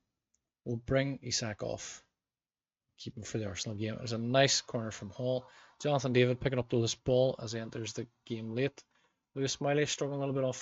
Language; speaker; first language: English; native; English